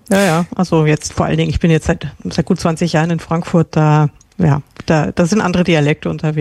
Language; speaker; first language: German; native; German